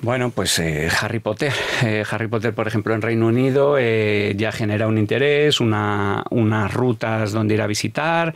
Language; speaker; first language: Spanish; native; Spanish